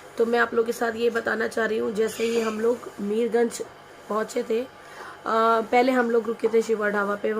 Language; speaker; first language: Hindi; native; Hindi